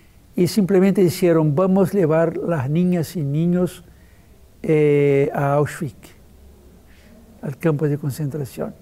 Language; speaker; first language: Spanish; non-native, fluent; Portuguese